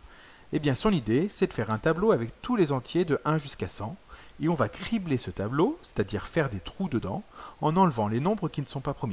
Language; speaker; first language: French; native; French